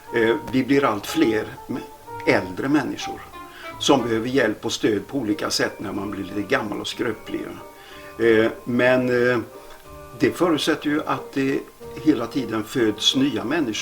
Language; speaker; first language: Swedish; native; Swedish